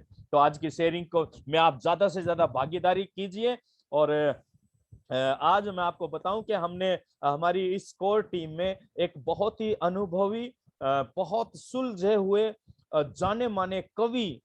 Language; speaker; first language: Hindi; native; Hindi